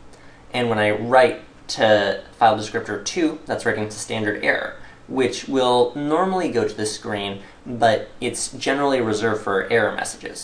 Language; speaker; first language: English; native; English